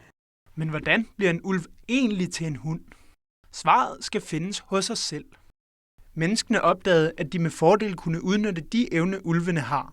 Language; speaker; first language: Danish; native; Danish